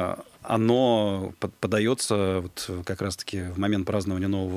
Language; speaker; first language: Russian; native; Russian